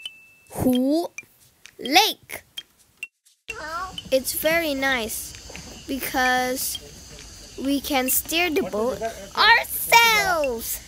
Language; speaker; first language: English; non-native, fluent; Indonesian